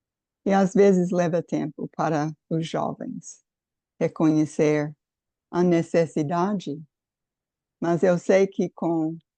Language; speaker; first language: Portuguese; non-native, fluent; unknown